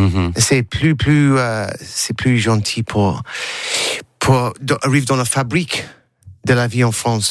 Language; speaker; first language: French; non-native, learner; English